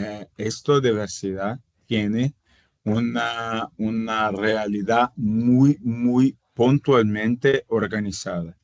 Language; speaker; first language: Spanish; non-native, fluent; Portuguese